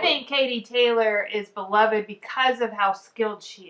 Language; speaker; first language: English; native; English